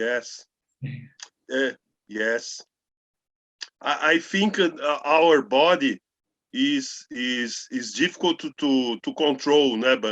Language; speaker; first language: English; non-native, learner; Portuguese